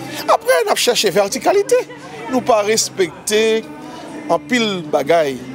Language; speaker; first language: French; non-native, local second language; Haitian Creole